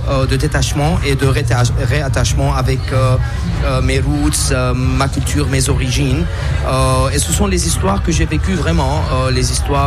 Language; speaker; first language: French; non-native, local second language; Armenian